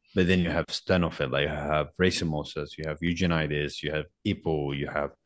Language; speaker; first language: English; non-native, fluent; Arabic